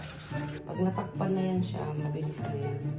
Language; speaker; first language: Filipino; native; Filipino